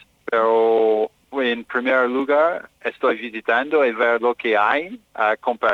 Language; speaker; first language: Spanish; non-native, learner; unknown